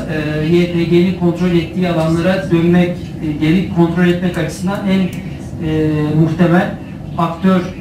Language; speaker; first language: Turkish; native; Turkish